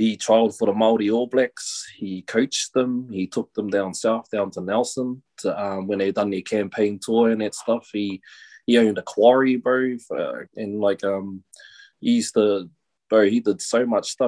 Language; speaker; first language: English; native; English